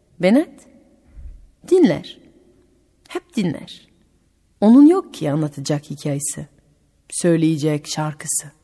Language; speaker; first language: Turkish; non-native, fluent; French